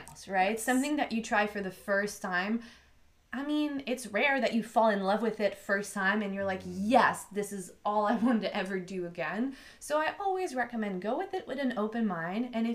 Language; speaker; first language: English; non-native, fluent; French